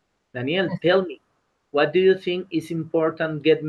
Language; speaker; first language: English; non-native, learner; Spanish